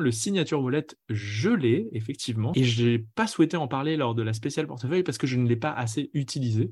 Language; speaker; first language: French; native; French